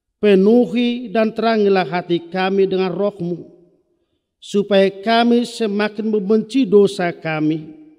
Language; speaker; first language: Indonesian; non-native, local second language; Batak Toba